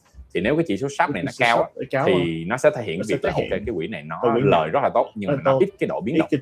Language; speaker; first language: Vietnamese; native; Vietnamese